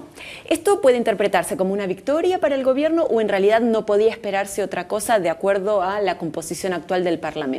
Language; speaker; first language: Spanish; native; Spanish